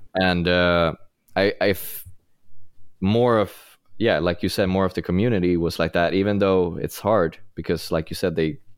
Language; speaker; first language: English; non-native, fluent; Swedish